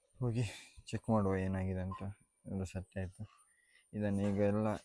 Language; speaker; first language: Kannada; non-native, local second language; Tulu